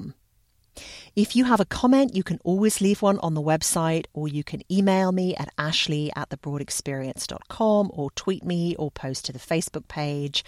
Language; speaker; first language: English; native; English